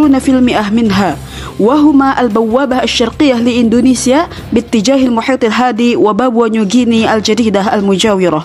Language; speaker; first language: Arabic; non-native, learner; Indonesian